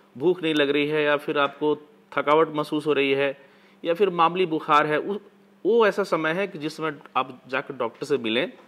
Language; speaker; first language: Hindi; native; Hindi